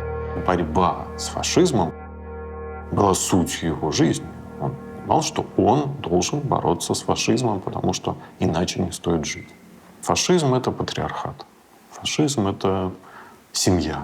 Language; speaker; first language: Russian; native; Russian